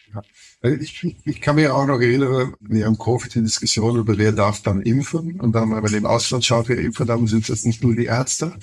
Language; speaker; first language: German; non-native, fluent; Dutch